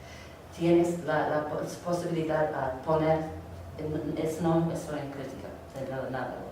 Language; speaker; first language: Spanish; non-native, learner; English